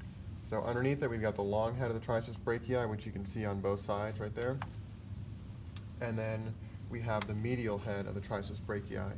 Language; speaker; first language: English; native; English